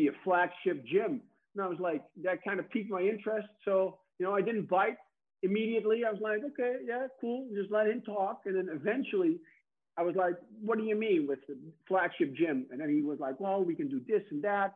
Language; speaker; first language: English; non-native, fluent; Dutch